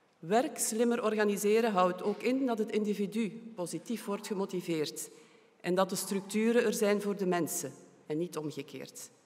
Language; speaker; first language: Dutch; native; Dutch